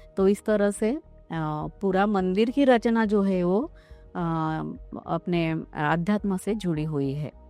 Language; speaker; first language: Hindi; non-native, local second language; Marathi